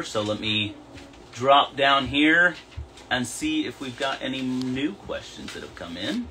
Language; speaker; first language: English; native; English